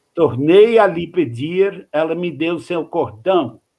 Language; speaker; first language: Portuguese; non-native, fluent; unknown